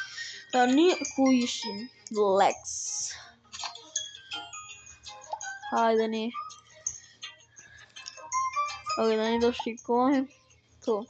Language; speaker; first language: Albanian; early bilingual, heritage; Albanian